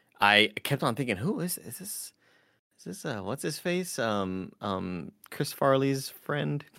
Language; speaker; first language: English; native; English